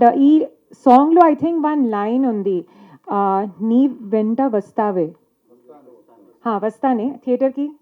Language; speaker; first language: Telugu; non-native, learner; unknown